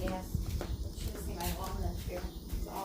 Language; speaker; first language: English; native; English